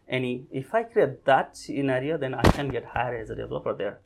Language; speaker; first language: English; non-native, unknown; Nepali